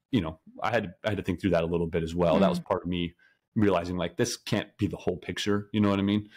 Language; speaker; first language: English; native; English